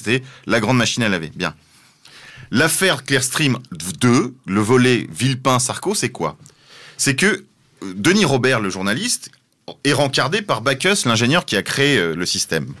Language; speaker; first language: French; native; French